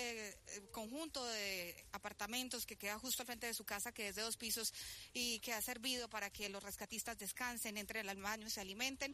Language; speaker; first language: Spanish; native; Spanish